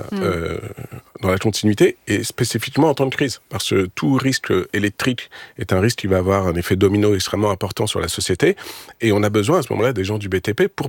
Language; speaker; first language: French; native; French